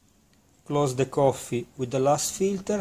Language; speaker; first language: English; non-native, learner; Italian